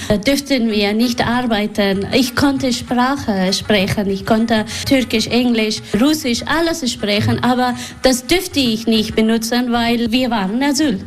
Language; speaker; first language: German; non-native, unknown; Persian